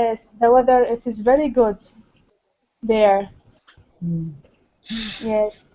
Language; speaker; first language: English; non-native, learner; Arabic